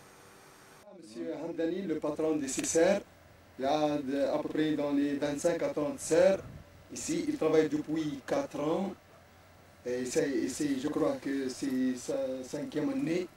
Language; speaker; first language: French; non-native, local second language; Arabic